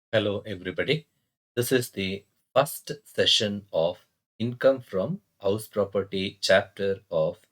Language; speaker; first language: English; non-native, local second language; Kannada